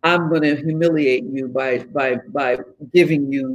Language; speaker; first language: English; native; English